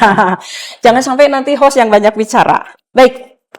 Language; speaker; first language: Indonesian; native; Indonesian